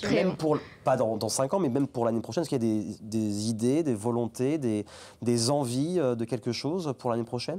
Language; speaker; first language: French; native; French